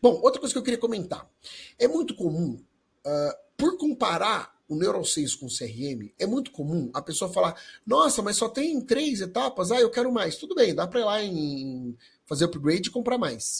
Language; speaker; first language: Portuguese; native; Portuguese